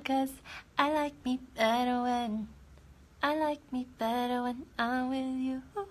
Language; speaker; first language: English; early bilingual, other home language; Korean